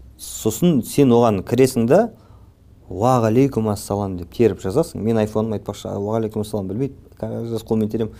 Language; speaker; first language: Kazakh; native; Kazakh